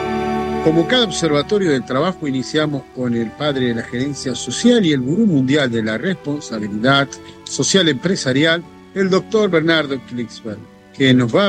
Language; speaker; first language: Spanish; native; Spanish